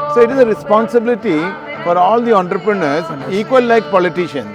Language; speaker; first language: English; non-native, local second language; Malayalam